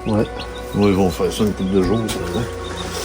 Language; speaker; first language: French; native; French